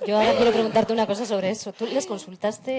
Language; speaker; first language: Spanish; native; Spanish